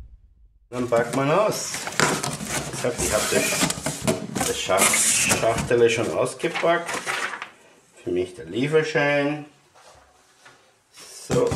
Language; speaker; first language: German; native; German